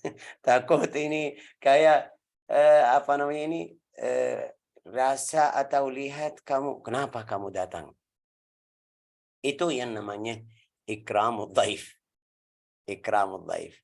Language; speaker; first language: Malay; non-native, learner; Arabic